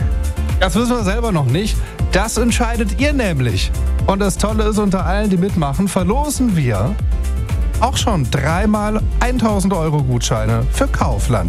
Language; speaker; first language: German; native; German